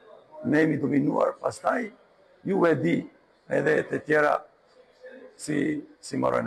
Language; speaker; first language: Albanian; non-native, learner; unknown